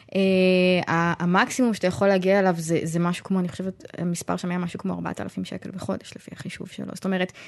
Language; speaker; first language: Hebrew; native; Hebrew